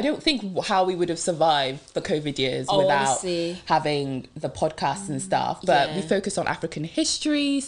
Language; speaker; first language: English; early bilingual, other home language; French